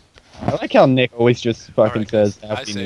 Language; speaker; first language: English; native; English